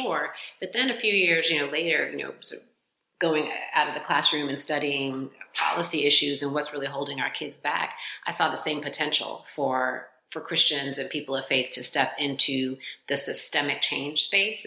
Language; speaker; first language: English; native; English